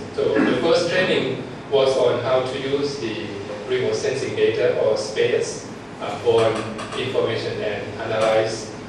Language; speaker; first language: English; non-native, fluent; Thai